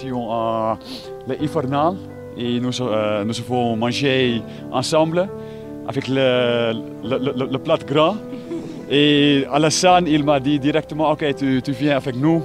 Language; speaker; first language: French; non-native, learner; Dutch